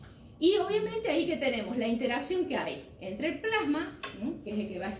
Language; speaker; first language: Spanish; native; Spanish